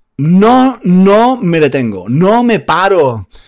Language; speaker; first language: Spanish; native; Spanish